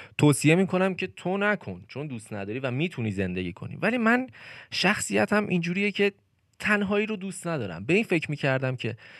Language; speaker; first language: Persian; native; Persian